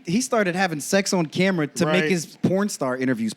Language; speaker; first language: English; native; English